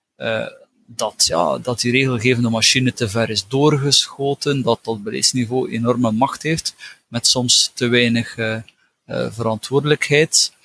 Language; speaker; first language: Dutch; native; Dutch